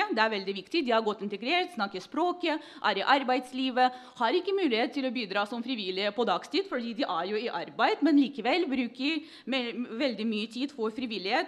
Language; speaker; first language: Norwegian; non-native, fluent; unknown